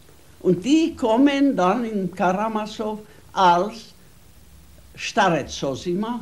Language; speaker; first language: German; non-native, fluent; Hungarian